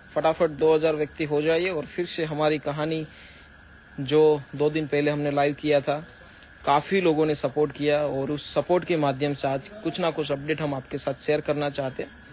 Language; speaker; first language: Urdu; non-native, local second language; Gujarati